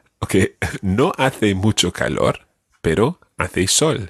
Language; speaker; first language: Spanish; non-native, fluent; English